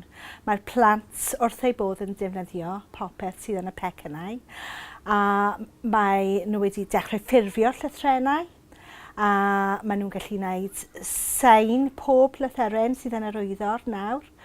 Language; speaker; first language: Welsh; native; Welsh